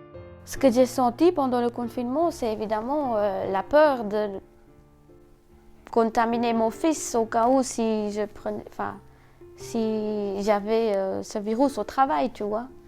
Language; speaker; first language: French; non-native, fluent; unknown